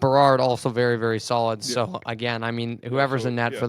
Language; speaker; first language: English; native; English